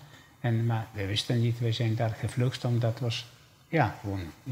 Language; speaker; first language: Dutch; non-native, fluent; Polish